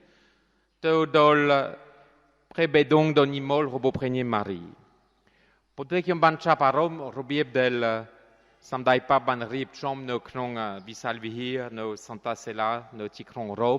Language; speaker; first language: Khmer; non-native, fluent; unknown